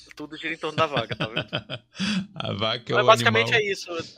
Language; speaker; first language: Portuguese; native; Portuguese